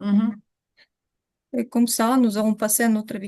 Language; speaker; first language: French; non-native, learner; Ukrainian